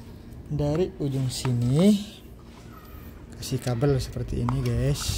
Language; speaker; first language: Indonesian; native; Indonesian